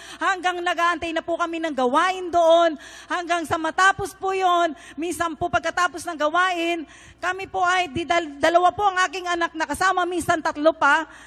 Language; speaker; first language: Filipino; native; Filipino